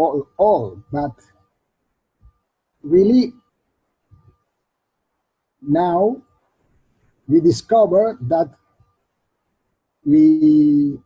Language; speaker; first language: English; non-native, learner; Spanish